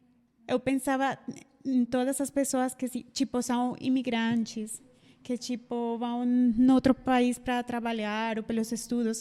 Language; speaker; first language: Portuguese; non-native, fluent; Spanish